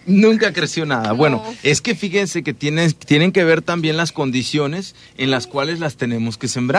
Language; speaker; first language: Spanish; native; Spanish